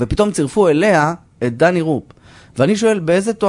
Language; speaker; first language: Hebrew; native; Hebrew